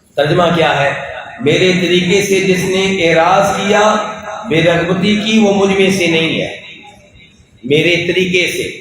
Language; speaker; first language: Urdu; non-native, local second language; Punjabi